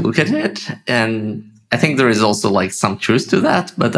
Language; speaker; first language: English; non-native, fluent; Russian